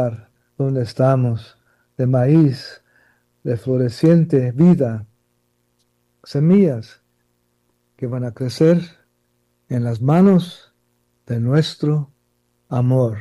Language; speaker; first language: Spanish; early bilingual, heritage; Spanish